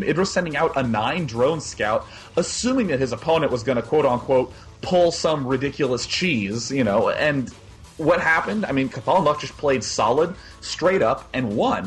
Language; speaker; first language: English; native; English